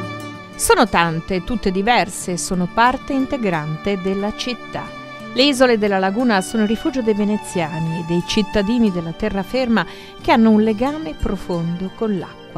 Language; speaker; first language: Italian; native; Italian